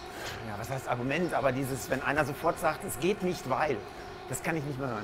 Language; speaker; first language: German; native; German